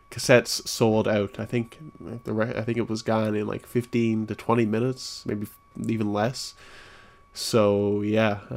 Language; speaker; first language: English; native; English